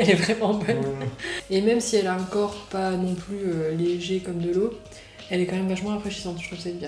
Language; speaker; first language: French; native; French